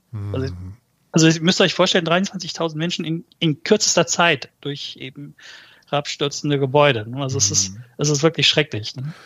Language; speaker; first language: German; early bilingual, other home language; Turkish